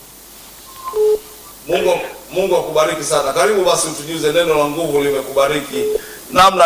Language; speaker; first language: Swahili; native; Swahili